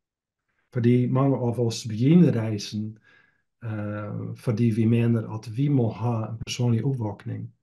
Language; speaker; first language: Norwegian; non-native, fluent; Dutch